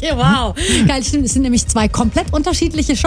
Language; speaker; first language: German; native; German